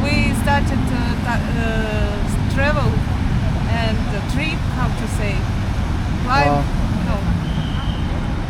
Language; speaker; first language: English; non-native, learner; Russian